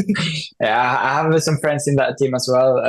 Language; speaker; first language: English; non-native, fluent; Norwegian